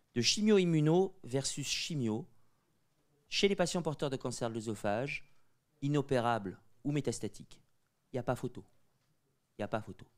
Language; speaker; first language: French; native; French